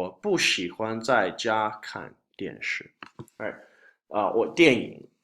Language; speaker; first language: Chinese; non-native, fluent; English